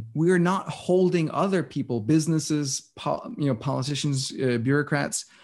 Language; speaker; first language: English; non-native, fluent; Danish